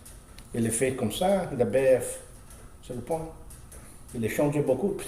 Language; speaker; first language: French; non-native, learner; Spanish